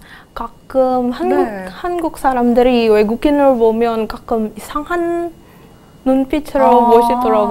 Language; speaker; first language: Korean; non-native, fluent; Indonesian